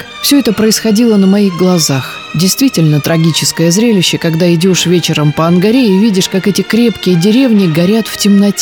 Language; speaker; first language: Russian; native; Russian